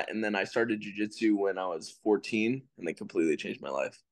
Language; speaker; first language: English; native; English